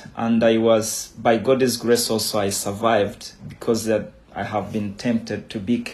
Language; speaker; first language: English; non-native, local second language; Kinyarwanda